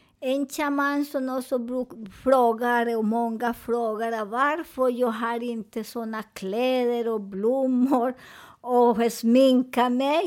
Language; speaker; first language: Swedish; non-native, fluent; Spanish